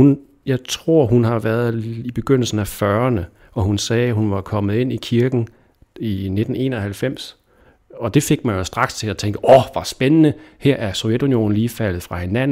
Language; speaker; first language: Danish; native; Danish